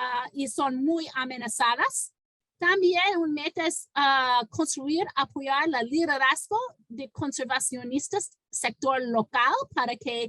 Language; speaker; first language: Spanish; non-native, fluent; English